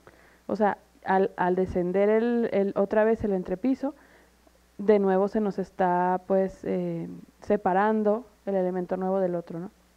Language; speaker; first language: Spanish; native; Spanish